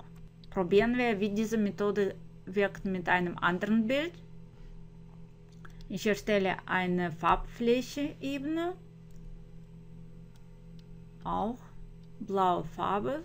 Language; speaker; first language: German; non-native, fluent; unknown